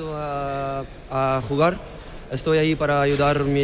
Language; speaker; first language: Spanish; non-native, learner; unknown